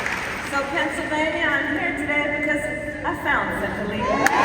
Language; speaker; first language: English; native; English